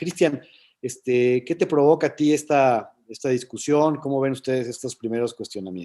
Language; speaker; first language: Spanish; native; Spanish